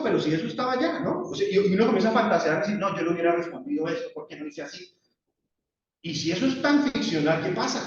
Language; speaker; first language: Spanish; native; Spanish